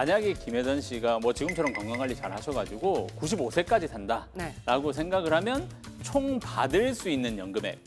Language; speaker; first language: Korean; native; Korean